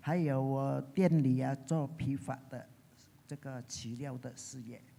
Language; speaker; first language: Chinese; early bilingual, heritage; Chinese